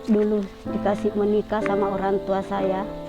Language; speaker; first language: Indonesian; non-native, local second language; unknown